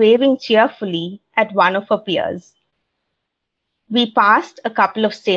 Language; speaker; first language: English; non-native, local second language; Tamil